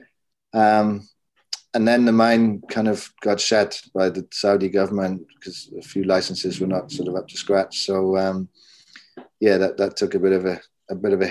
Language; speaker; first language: English; native; English